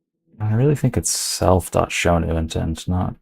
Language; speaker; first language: English; native; English